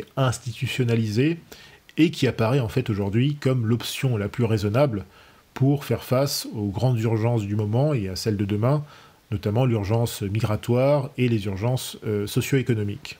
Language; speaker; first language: French; native; French